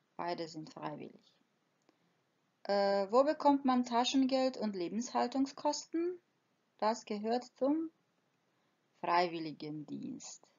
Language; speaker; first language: German; non-native, fluent; Croatian